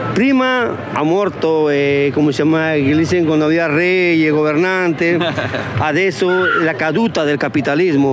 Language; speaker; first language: Italian; non-native, learner; Spanish